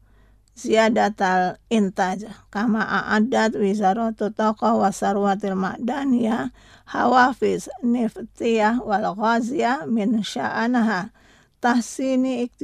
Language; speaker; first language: Arabic; non-native, fluent; Indonesian